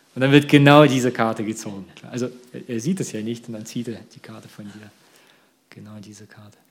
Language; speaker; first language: German; early bilingual, other home language; Russian